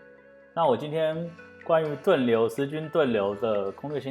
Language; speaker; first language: Chinese; native; Chinese